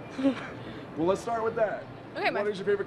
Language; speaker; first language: English; native; English